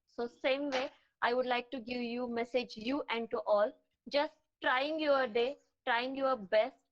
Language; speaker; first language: English; non-native, local second language; Marathi